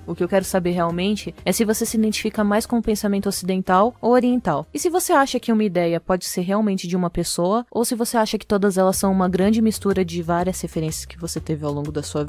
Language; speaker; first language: Portuguese; native; Portuguese